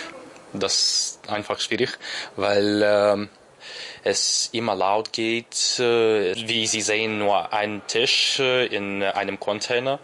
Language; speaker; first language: German; non-native, learner; Ukrainian